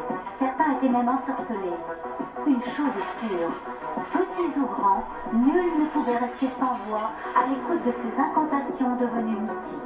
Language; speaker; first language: French; native; French